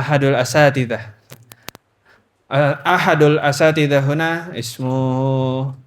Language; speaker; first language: Arabic; non-native, learner; Indonesian